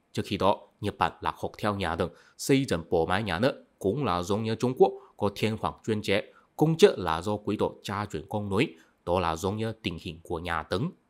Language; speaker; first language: Vietnamese; non-native, fluent; Chinese